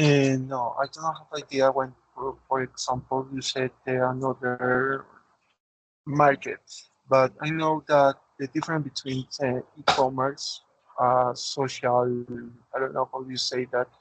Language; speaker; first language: English; non-native, learner; Spanish